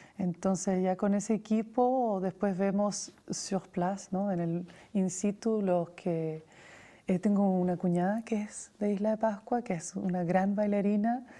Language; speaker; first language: Spanish; native; Spanish